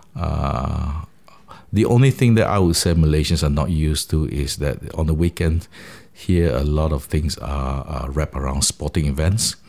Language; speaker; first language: English; non-native, local second language; Min Nan Chinese